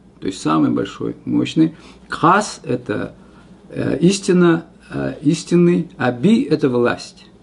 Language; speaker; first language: Russian; non-native, local second language; Kazakh